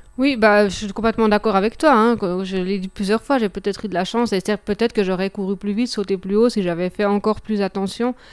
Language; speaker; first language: French; native; French